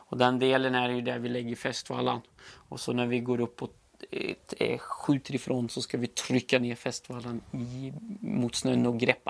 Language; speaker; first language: Swedish; native; Swedish